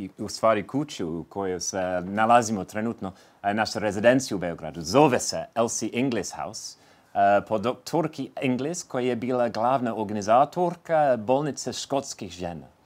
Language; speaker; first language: Serbian; non-native, fluent; English